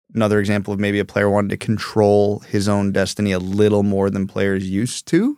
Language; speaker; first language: English; early bilingual, other home language; Ukrainian